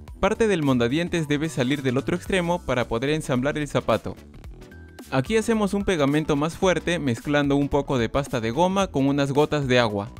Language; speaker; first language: Spanish; native; Spanish